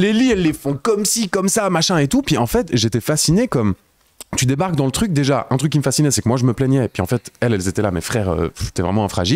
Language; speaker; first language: French; native; French